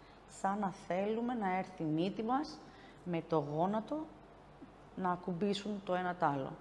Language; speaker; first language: Greek; native; Greek